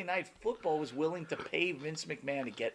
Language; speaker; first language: English; native; English